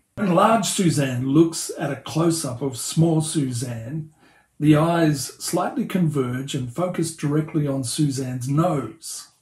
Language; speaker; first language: English; native; English